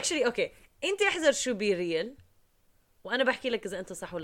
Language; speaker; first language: Arabic; native; Arabic